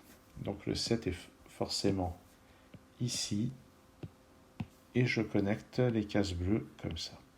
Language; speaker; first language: French; native; French